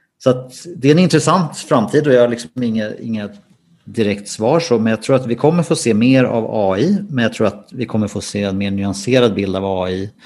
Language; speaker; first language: Swedish; native; Swedish